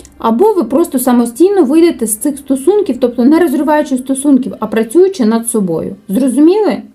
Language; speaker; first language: Ukrainian; non-native, local second language; Russian